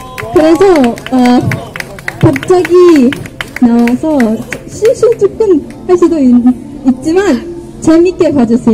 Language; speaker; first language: Korean; non-native, fluent; Portuguese